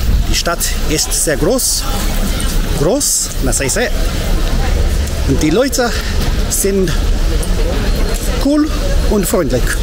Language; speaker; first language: German; non-native, learner; English